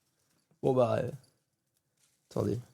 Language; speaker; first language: French; native; French